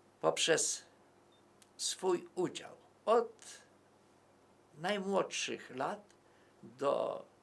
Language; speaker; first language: Polish; native; Polish